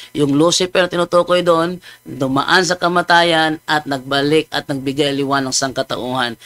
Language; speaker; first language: Filipino; non-native, local second language; Cebuano